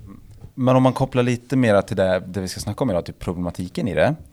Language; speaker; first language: Swedish; native; Swedish